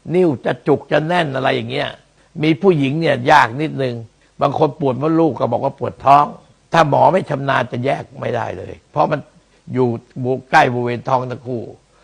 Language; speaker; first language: Thai; early bilingual, other home language; Min Nan Chinese